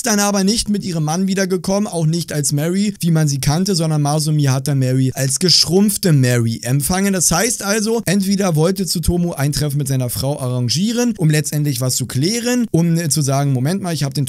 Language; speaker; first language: German; native; German